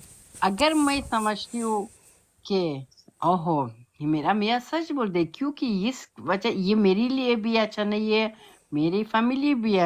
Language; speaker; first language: Hindi; non-native, learner; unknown